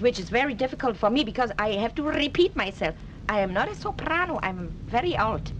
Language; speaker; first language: English; non-native, fluent; German